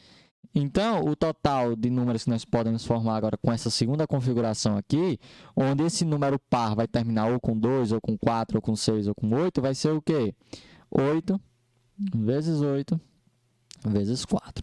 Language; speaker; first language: Portuguese; native; Portuguese